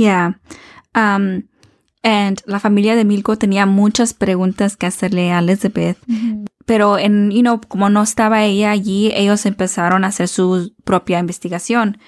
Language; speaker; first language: Spanish; early bilingual, heritage; Spanish